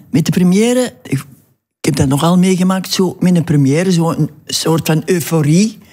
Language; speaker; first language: Dutch; native; Dutch